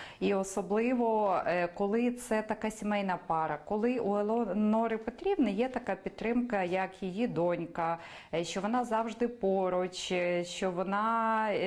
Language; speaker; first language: Ukrainian; native; Ukrainian